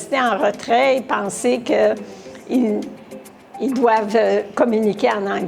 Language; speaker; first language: French; native; French